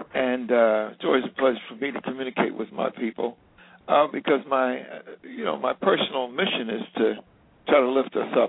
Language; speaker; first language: English; native; English